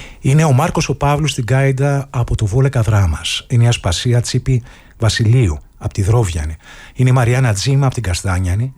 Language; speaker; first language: Greek; native; Greek